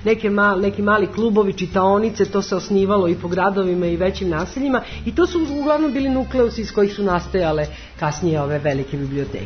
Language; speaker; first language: Serbian; native; Serbian